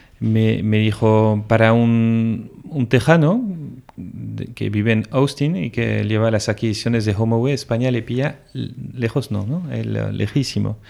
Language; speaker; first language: Spanish; non-native, fluent; French